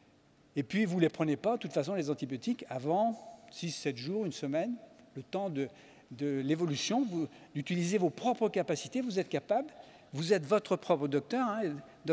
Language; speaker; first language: French; native; French